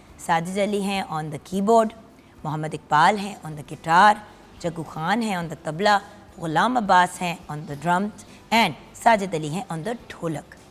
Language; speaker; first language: Urdu; native; Urdu